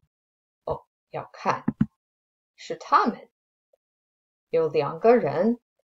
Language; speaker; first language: Chinese; non-native, fluent; English